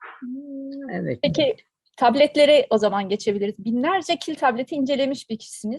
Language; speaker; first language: Turkish; native; Turkish